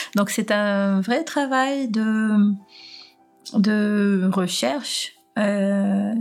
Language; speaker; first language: French; non-native, local second language; Arabic